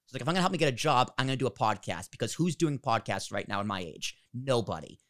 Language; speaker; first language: English; native; English